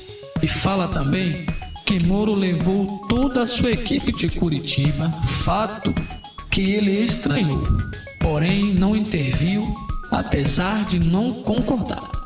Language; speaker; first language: Portuguese; native; Portuguese